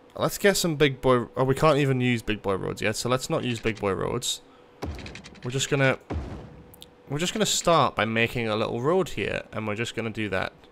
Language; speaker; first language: English; native; English